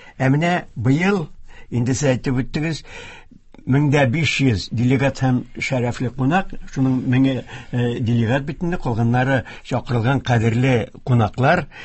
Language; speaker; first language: Tatar; native; Tatar